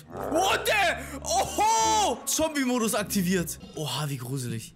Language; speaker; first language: German; native; German